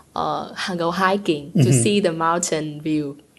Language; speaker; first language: English; non-native, learner; Vietnamese